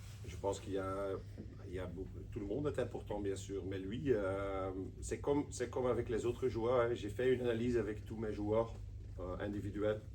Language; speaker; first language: French; non-native, local second language; Dutch